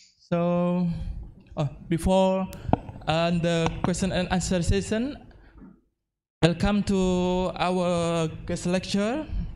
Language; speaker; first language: English; non-native, fluent; Indonesian